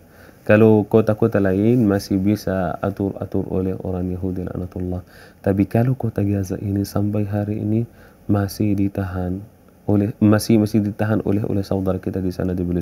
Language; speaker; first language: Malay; non-native, fluent; Arabic